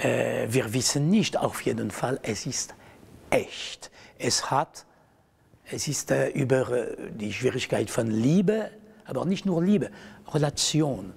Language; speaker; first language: German; non-native, fluent; French